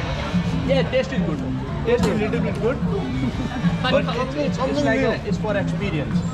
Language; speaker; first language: English; non-native, learner; Hindi